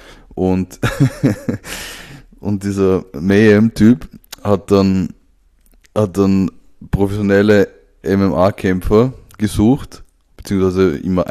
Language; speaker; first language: German; native; German